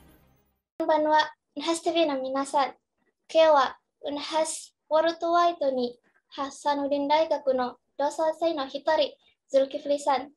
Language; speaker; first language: Japanese; non-native, learner; Indonesian